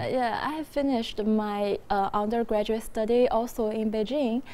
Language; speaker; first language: English; non-native, fluent; Chinese